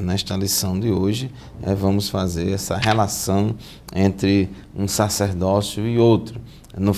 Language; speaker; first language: Portuguese; native; Portuguese